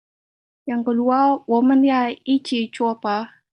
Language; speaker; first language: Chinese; non-native, learner; Indonesian